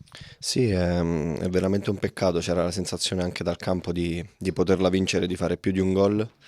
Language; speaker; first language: Italian; native; Italian